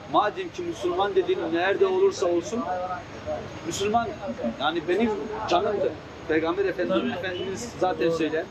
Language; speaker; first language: Turkish; early bilingual, other home language; Kurdish